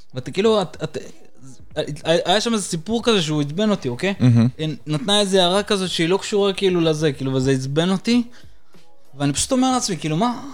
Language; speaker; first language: Hebrew; early bilingual, other home language; Russian